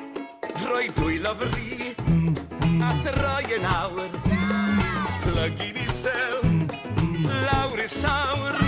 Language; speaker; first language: Welsh; native; Welsh